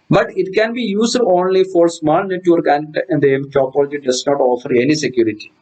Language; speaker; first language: English; non-native, local second language; Malayalam